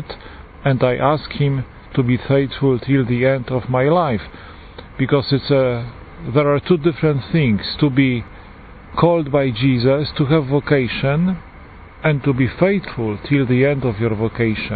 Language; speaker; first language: English; non-native, fluent; Polish